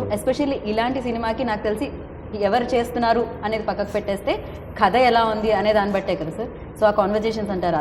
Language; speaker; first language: Telugu; native; Telugu